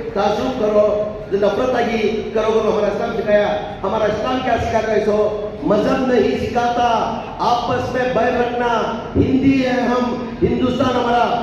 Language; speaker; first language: Hindi; native; Hindi